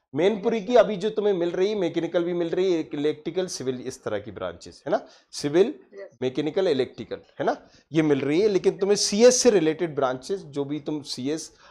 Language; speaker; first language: Hindi; native; Hindi